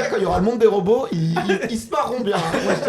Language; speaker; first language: French; native; French